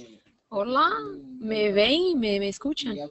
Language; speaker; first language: Spanish; non-native, learner; Portuguese